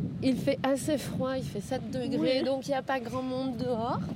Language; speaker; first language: French; native; French